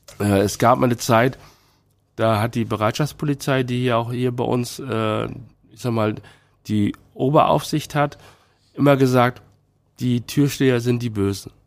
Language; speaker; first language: German; early bilingual, other home language; Chinese